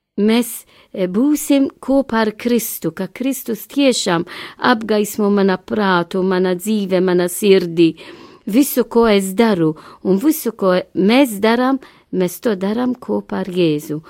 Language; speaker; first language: Latvian; non-native, learner; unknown